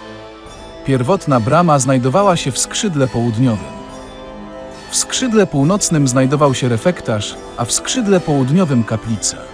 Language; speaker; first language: Polish; native; Polish